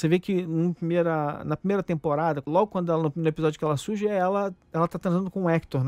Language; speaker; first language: Portuguese; native; Portuguese